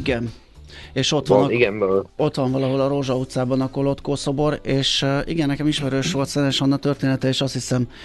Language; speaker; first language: Hungarian; native; Hungarian